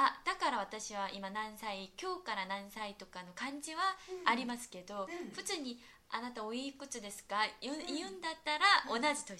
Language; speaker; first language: Japanese; non-native, fluent; Korean